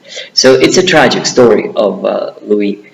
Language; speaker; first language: English; non-native, fluent; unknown